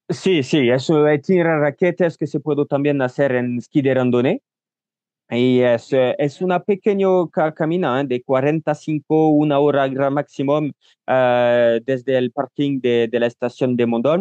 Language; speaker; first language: Spanish; non-native, learner; French